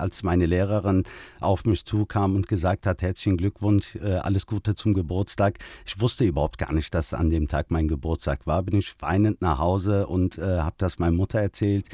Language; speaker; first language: German; early bilingual, other home language; Turkish